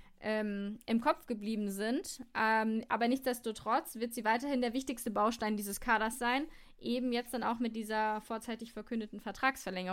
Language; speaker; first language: German; native; German